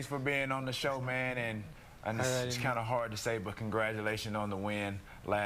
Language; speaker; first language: English; native; English